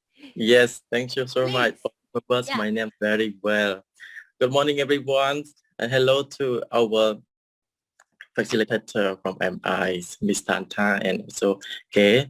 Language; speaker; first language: English; non-native, learner; Khmer